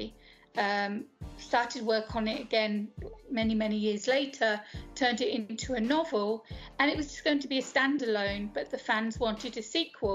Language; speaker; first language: English; native; English